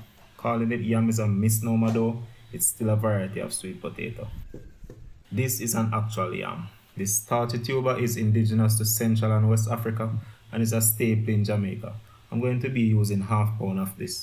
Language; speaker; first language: English; native; English